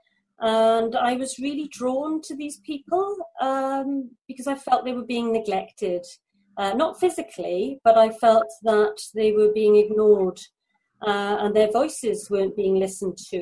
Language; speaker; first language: English; native; English